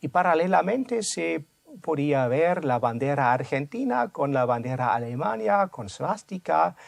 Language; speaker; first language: Spanish; non-native, fluent; German